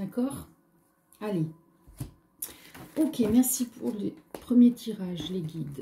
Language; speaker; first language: French; native; French